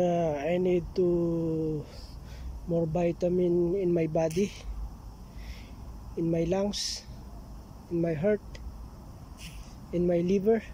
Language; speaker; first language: English; non-native, local second language; Filipino